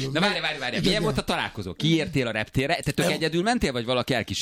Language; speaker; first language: Hungarian; native; Hungarian